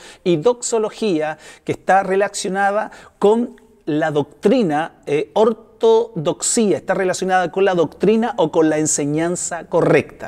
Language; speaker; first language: Spanish; native; Spanish